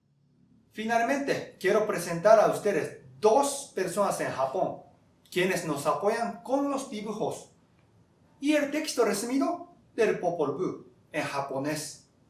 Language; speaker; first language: Spanish; non-native, fluent; Japanese